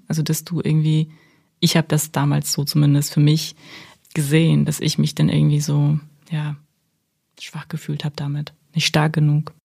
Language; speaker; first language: German; early bilingual, other home language; Russian